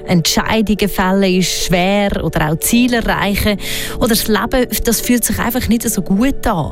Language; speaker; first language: German; native; German